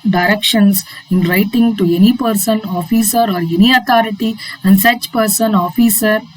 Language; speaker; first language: English; non-native, local second language; Kannada